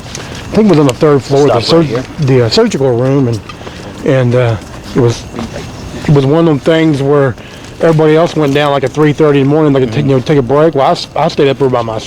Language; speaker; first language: English; native; English